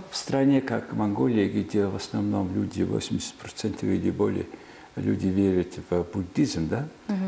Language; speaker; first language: Russian; non-native, fluent; Mongolian